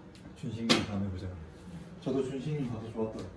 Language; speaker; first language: Korean; native; Korean